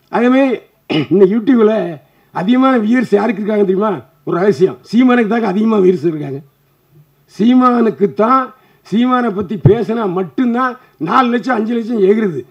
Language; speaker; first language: Tamil; native; Tamil